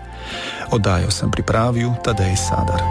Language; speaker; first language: Slovenian; native; Slovenian